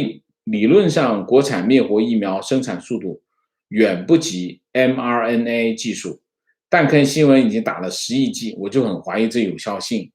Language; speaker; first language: Chinese; native; Chinese